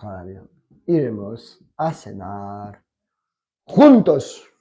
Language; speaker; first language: Spanish; non-native, fluent; French